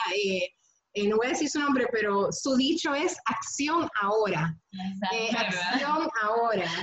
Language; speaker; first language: Spanish; non-native, fluent; Greek